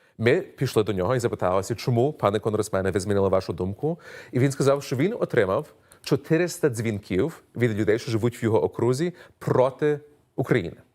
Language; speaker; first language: Ukrainian; early bilingual, heritage; Ukrainian